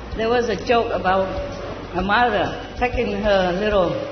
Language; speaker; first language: English; non-native, fluent; Vietnamese